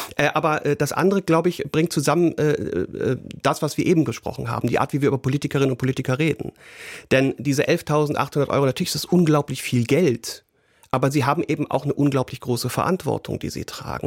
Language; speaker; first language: German; native; German